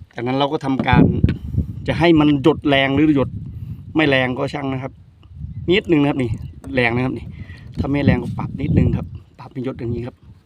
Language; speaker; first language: Thai; native; Thai